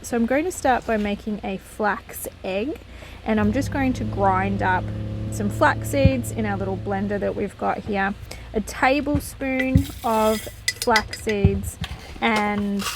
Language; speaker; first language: English; native; English